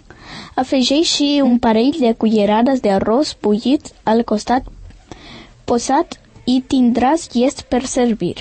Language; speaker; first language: Catalan; early bilingual, other home language; Portuguese